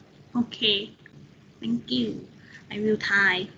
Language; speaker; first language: English; non-native, learner; Thai